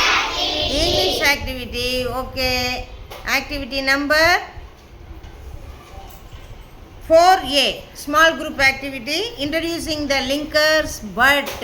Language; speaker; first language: English; non-native, local second language; Tamil